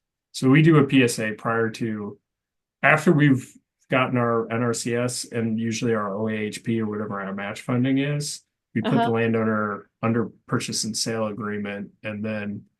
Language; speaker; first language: English; native; English